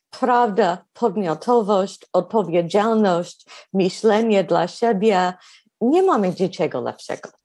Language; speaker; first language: Polish; non-native, fluent; English